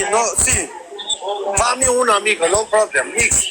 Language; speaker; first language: Italian; non-native, learner; Albanian